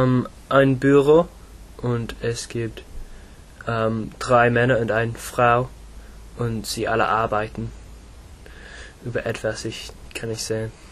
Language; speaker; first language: German; non-native, learner; English